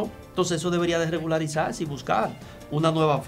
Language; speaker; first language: Spanish; native; Spanish